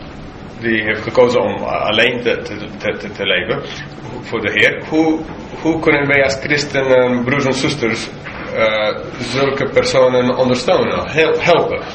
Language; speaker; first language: Dutch; non-native, fluent; English